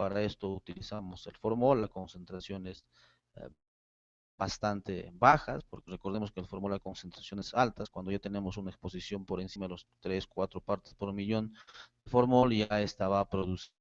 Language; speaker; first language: Spanish; native; Spanish